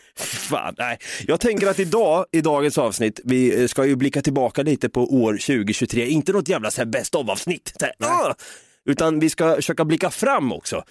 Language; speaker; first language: Swedish; native; Swedish